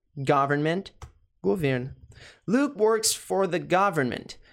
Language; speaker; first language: English; non-native, fluent; Portuguese